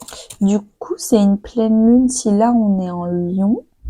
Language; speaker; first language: French; native; French